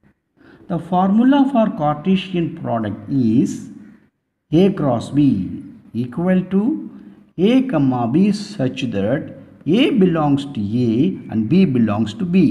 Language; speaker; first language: English; non-native, local second language; Tamil